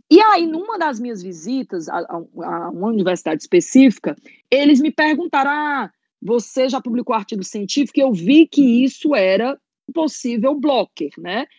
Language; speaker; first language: Portuguese; native; Portuguese